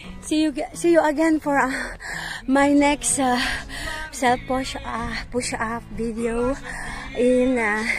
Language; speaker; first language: English; non-native, learner; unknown